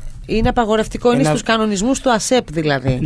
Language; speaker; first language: Greek; native; Greek